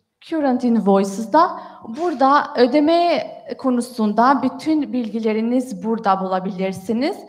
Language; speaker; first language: Turkish; non-native, fluent; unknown